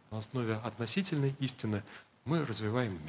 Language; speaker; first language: Russian; native; Russian